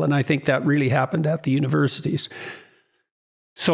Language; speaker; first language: English; native; English